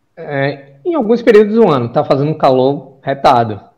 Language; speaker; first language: Portuguese; native; Portuguese